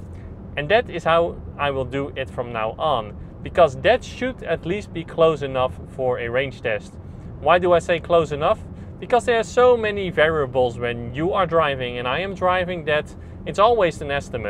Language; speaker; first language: English; non-native, fluent; Dutch